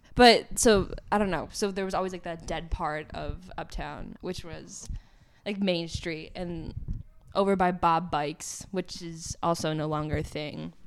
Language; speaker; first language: English; native; English